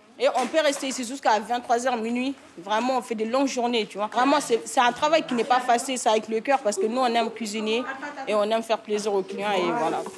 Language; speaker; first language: French; native; French